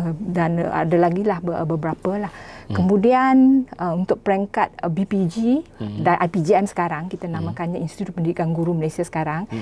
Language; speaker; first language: Malay; non-native, local second language; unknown